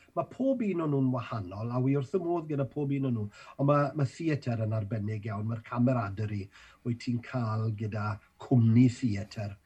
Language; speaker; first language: Welsh; native; Welsh